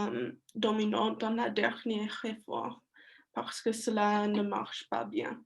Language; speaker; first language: French; non-native, learner; English